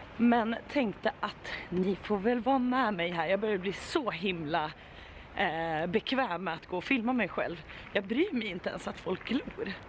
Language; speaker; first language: Swedish; native; Swedish